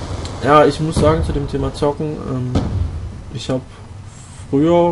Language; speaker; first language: German; native; German